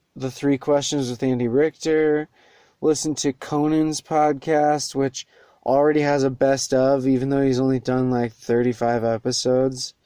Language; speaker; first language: English; native; English